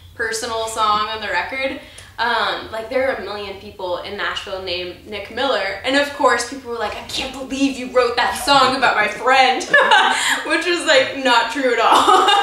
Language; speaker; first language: English; native; English